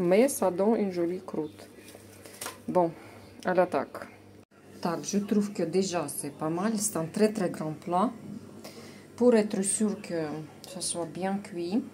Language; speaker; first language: French; non-native, fluent; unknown